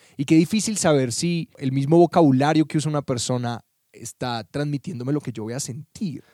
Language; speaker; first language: Spanish; native; Spanish